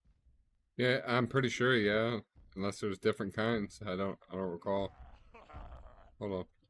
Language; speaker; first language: English; native; English